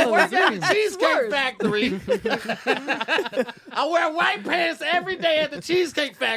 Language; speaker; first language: English; native; English